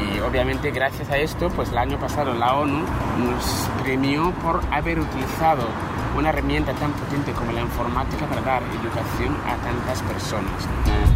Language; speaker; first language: Spanish; non-native, fluent; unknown